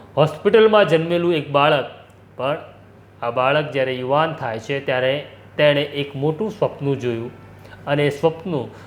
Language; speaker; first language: Gujarati; native; Gujarati